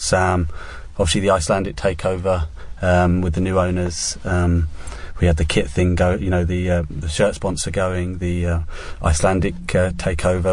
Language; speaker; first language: English; native; English